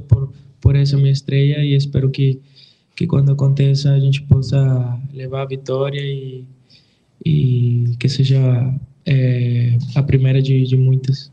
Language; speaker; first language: Portuguese; non-native, fluent; Spanish